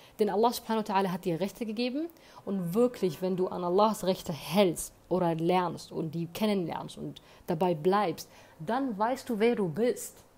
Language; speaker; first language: German; early bilingual, other home language; Somali